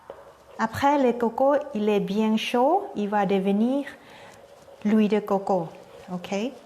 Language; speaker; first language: French; non-native, learner; Thai